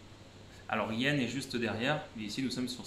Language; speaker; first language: French; native; French